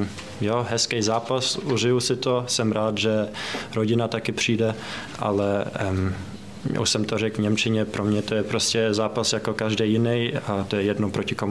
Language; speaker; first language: Czech; early bilingual, heritage; German